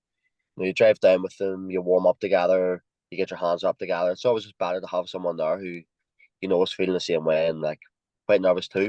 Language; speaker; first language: English; native; English